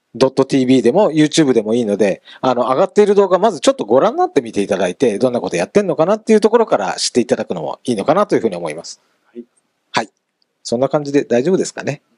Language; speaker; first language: Japanese; native; Japanese